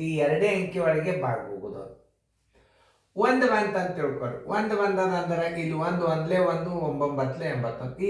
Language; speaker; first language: Kannada; native; Kannada